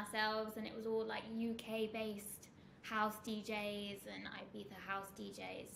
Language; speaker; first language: English; native; English